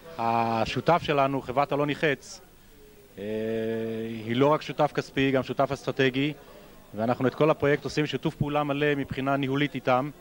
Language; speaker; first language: Hebrew; native; Hebrew